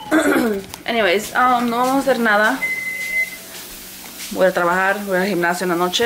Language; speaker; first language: Spanish; early bilingual, heritage; Spanish